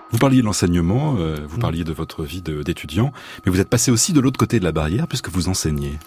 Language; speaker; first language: French; native; French